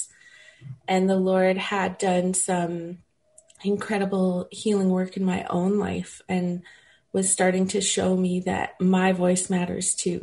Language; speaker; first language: English; native; English